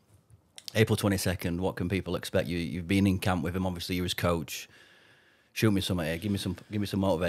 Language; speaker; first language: English; native; English